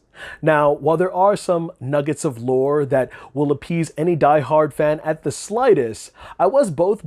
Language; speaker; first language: English; native; English